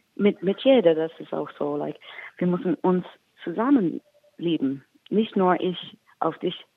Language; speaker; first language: German; non-native, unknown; English